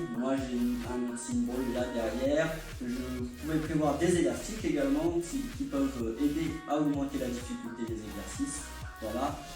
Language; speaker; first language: French; native; French